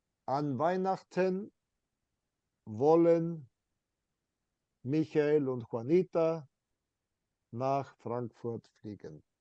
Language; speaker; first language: German; non-native, fluent; English